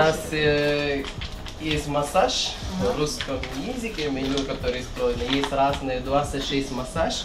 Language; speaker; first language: Russian; non-native, learner; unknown